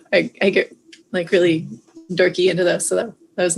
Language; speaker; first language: English; native; English